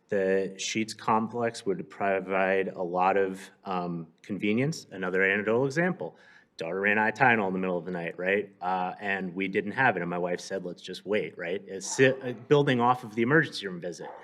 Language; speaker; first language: English; native; English